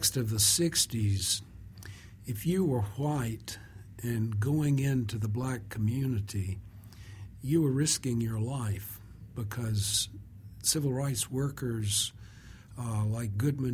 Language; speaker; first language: English; native; English